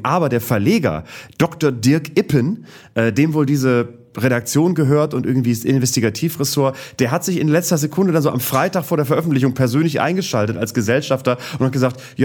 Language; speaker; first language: German; native; German